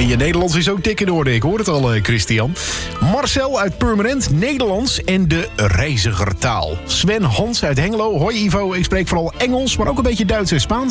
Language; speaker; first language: Dutch; native; Dutch